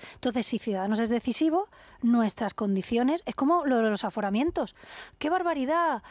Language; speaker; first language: Spanish; native; Spanish